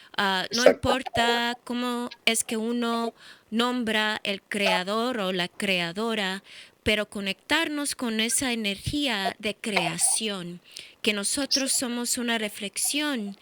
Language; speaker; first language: Spanish; early bilingual, heritage; English